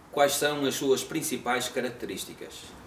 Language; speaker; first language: Portuguese; native; Portuguese